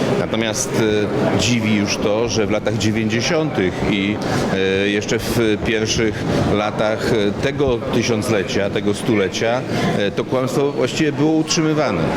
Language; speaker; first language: Polish; native; Polish